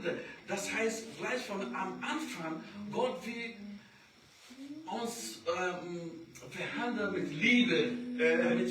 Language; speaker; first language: German; non-native, learner; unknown